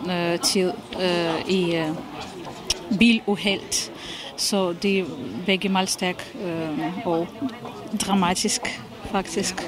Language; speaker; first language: Danish; non-native, fluent; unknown